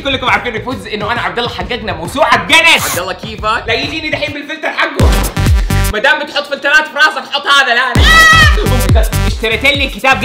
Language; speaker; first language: Arabic; native; Arabic